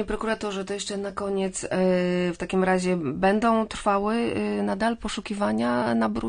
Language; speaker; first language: Polish; native; Polish